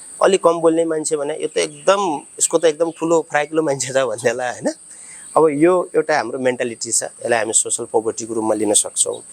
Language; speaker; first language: Nepali; native; Nepali